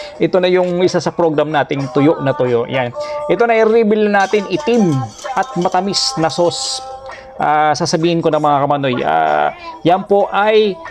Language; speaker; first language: Filipino; non-native, local second language; Bikol